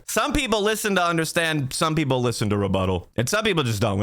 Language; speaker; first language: English; native; English